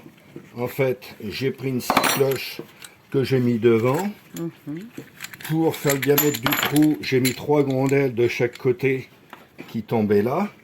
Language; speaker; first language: French; native; French